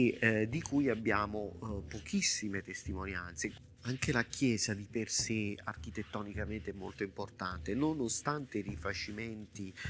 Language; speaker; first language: Italian; native; Italian